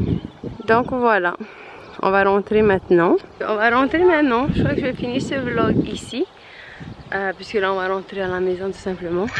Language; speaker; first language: French; native; French